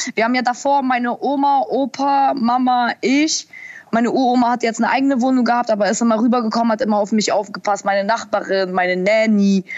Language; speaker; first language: German; early bilingual, other home language; Russian